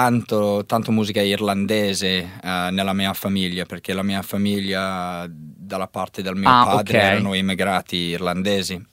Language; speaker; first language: Italian; non-native, learner; English